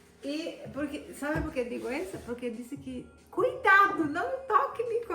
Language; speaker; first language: Spanish; non-native, fluent; Portuguese